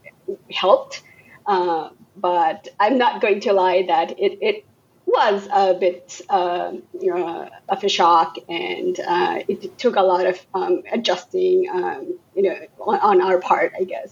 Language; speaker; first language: English; non-native, local second language; Bangla